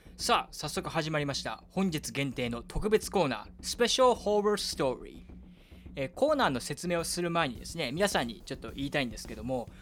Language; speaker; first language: Japanese; native; Japanese